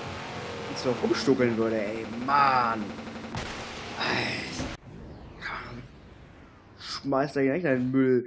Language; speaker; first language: German; native; German